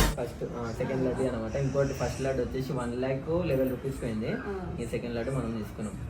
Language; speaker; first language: Telugu; non-native, local second language; Marathi